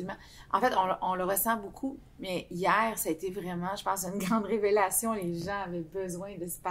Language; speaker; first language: French; native; French